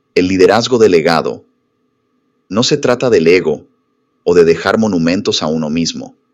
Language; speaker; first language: Spanish; non-native, fluent; English